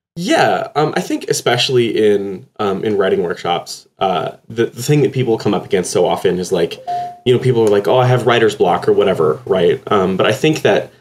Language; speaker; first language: English; native; English